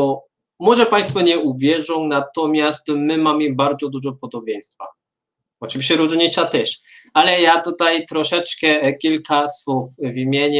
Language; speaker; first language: Polish; non-native, fluent; Korean